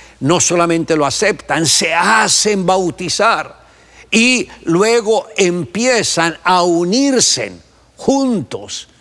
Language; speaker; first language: Spanish; native; Spanish